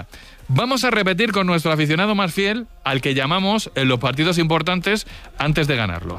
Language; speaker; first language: Spanish; native; Spanish